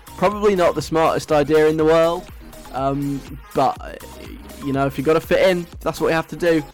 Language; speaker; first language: English; native; English